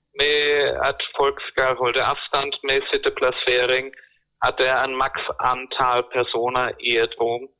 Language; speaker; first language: Norwegian; non-native, fluent; German